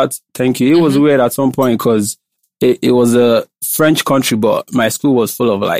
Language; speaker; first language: English; non-native, local second language; Igbo